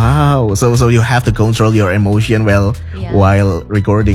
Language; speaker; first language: English; non-native, fluent; Indonesian